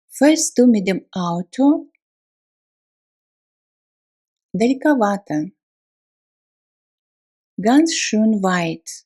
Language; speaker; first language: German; non-native, fluent; Russian